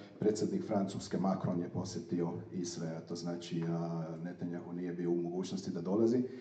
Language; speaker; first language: Serbian; non-native, fluent; Hungarian